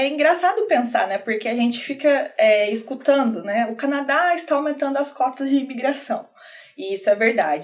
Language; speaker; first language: Portuguese; native; Portuguese